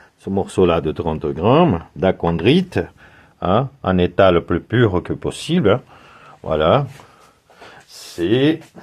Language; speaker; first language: French; non-native, fluent; Portuguese